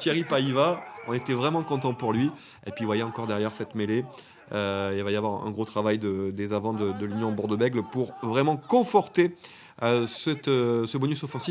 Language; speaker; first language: French; native; French